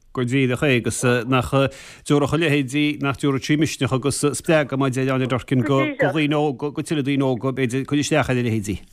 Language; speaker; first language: Irish; native; Irish